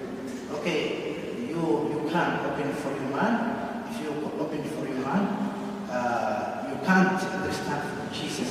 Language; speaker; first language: English; non-native, learner; Somali